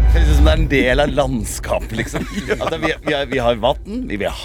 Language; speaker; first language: Norwegian; native; Norwegian